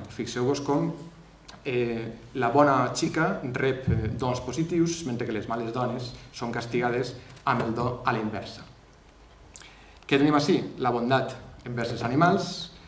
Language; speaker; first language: Catalan; native; Catalan